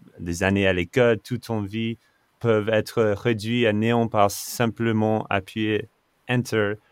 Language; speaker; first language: French; non-native, fluent; English